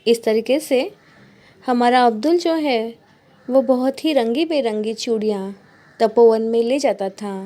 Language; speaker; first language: Hindi; non-native, local second language; Marathi